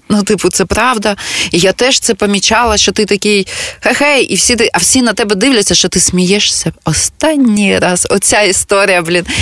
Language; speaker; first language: Ukrainian; non-native, local second language; Russian